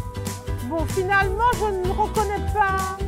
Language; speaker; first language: French; native; French